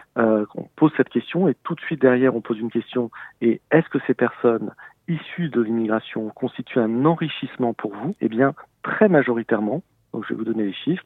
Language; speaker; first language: French; native; French